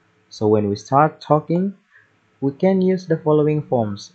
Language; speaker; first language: English; non-native, fluent; Indonesian